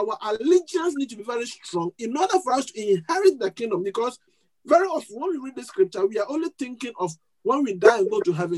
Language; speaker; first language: English; non-native, local second language; Akan